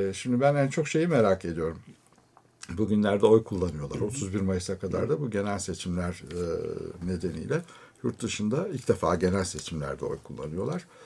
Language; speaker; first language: Turkish; native; Turkish